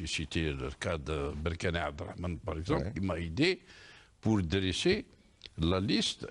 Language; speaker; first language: French; non-native, local second language; Kabyle